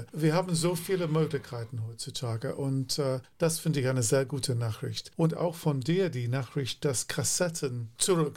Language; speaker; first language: German; non-native, fluent; English